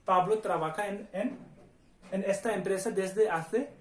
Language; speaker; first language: Spanish; non-native, fluent; Hindi